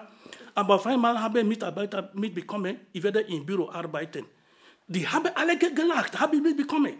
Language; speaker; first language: German; non-native, fluent; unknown